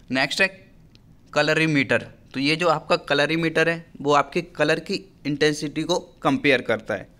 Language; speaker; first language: Hindi; native; Hindi